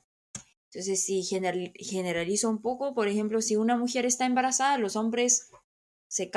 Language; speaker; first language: Spanish; non-native, fluent; Korean